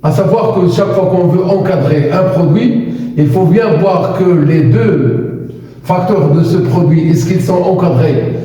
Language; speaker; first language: French; non-native, local second language; Arabic